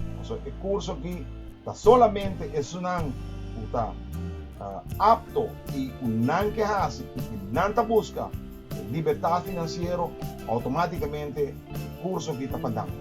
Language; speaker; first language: Portuguese; non-native, learner; Papiamento